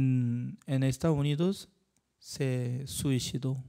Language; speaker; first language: Spanish; non-native, fluent; Korean